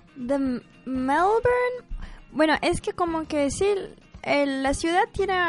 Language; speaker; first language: Spanish; non-native, fluent; English